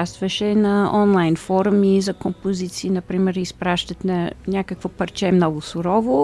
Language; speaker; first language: Bulgarian; early bilingual, heritage; Bulgarian